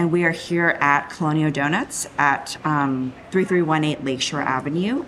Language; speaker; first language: English; native; English